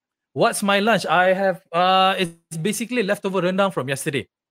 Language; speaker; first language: English; non-native, local second language; Malay